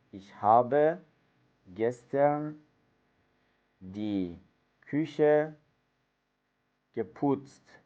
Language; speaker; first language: German; non-native, fluent; Persian